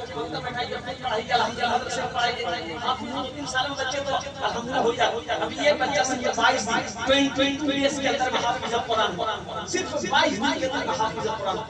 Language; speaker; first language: Urdu; native; Urdu